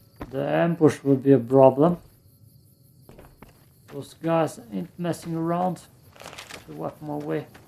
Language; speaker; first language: English; non-native, fluent; German